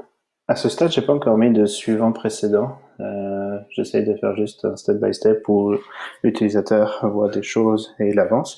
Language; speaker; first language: French; native; French